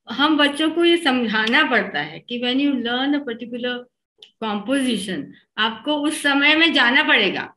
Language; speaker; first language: Hindi; native; Hindi